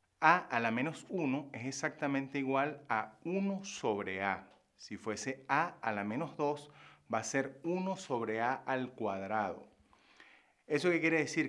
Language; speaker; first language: Spanish; native; Spanish